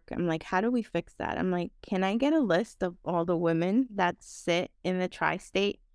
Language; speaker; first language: English; non-native, fluent; Spanish